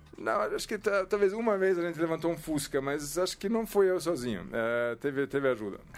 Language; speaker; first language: Portuguese; non-native, fluent; German